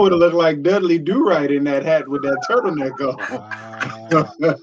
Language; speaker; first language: English; native; English